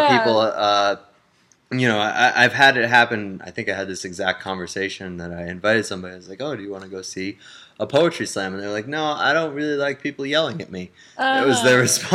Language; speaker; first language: English; native; English